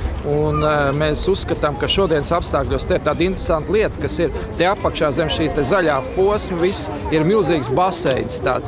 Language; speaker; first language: Latvian; native; Latvian